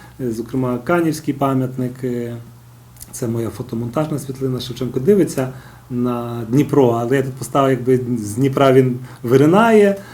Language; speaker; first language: Ukrainian; native; Ukrainian